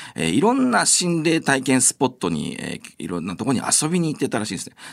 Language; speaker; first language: Japanese; native; Japanese